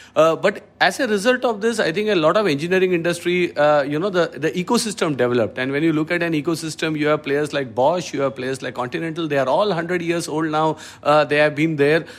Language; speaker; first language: English; non-native, local second language; Malayalam